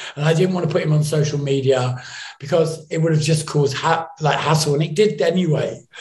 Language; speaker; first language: English; native; English